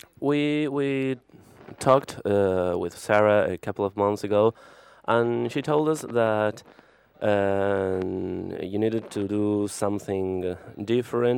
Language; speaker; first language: English; non-native, fluent; Spanish